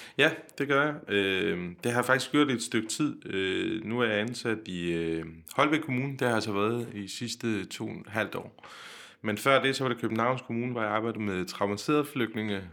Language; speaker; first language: Danish; non-native, fluent; Turkish